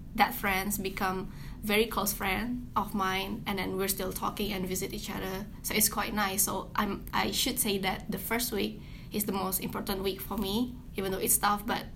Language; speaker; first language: English; non-native, fluent; Indonesian